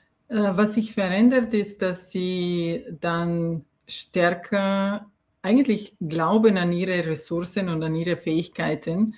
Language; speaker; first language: German; non-native, fluent; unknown